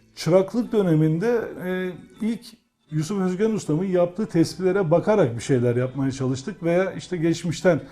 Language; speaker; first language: Turkish; native; Turkish